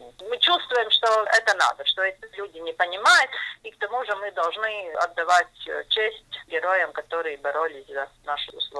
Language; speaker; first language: Russian; non-native, local second language; Latvian